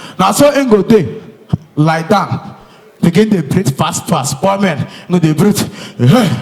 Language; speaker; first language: Nigerian Pidgin; native; Nigerian Pidgin